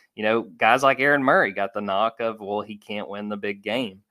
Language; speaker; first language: English; native; English